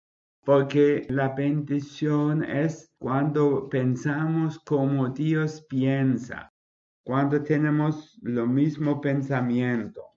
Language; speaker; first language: Spanish; non-native, fluent; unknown